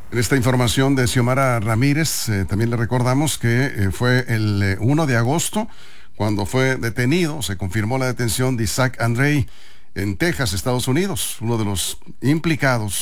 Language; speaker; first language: Spanish; native; Spanish